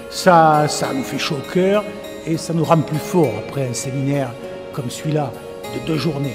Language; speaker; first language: French; native; French